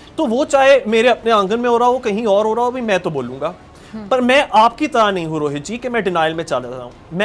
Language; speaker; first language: Hindi; native; Hindi